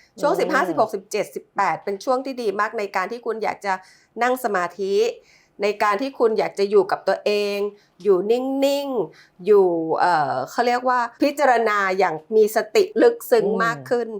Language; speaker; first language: Thai; native; Thai